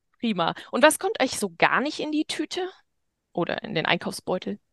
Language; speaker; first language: German; native; German